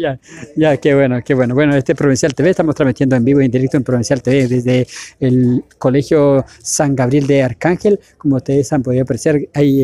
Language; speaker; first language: Spanish; native; Spanish